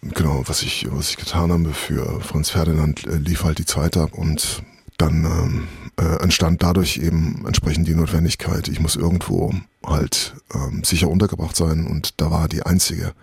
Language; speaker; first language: German; native; German